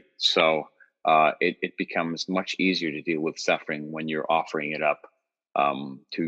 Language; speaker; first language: English; native; English